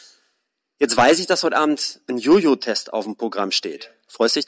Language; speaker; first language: German; native; German